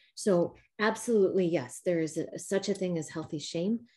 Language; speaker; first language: English; native; English